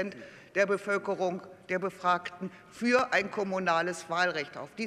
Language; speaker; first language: German; native; German